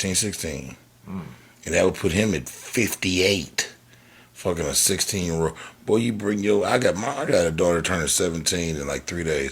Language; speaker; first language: English; native; English